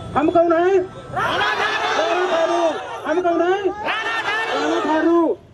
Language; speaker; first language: Nepali; non-native, local second language; Rana Tharu